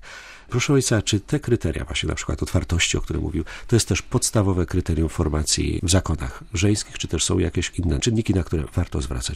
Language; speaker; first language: Polish; native; Polish